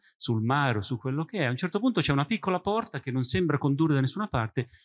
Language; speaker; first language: Italian; native; Italian